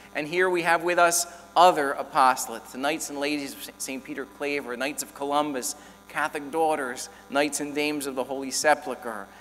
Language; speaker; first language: English; native; English